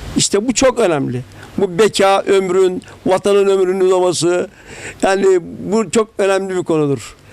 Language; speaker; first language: Turkish; native; Turkish